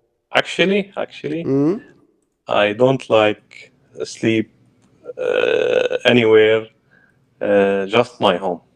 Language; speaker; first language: English; non-native, learner; Arabic